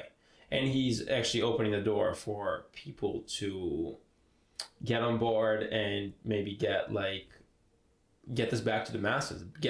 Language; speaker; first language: English; non-native, fluent; Hebrew